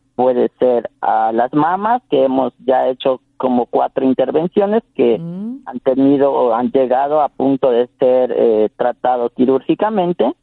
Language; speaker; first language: Spanish; non-native, local second language; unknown